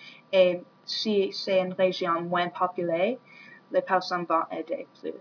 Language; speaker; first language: French; non-native, learner; English